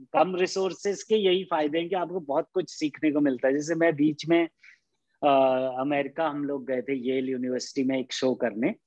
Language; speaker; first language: Hindi; native; Hindi